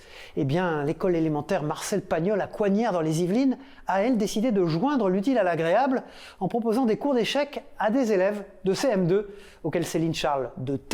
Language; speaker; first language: French; native; French